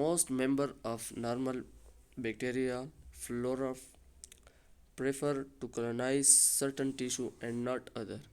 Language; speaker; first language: English; non-native, local second language; Urdu